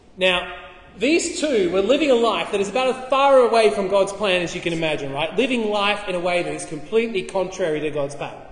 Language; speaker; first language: English; native; English